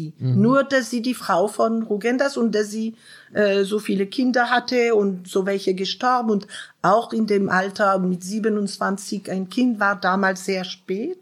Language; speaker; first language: German; non-native, fluent; French